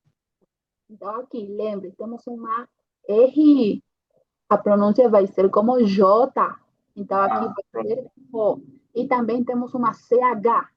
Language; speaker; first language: Portuguese; non-native, fluent; Spanish